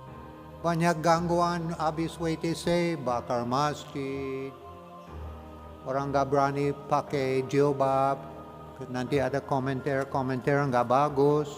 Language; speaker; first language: Indonesian; non-native, learner; English